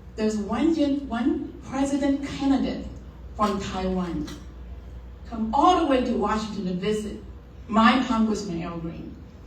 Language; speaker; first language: English; non-native, learner; Chinese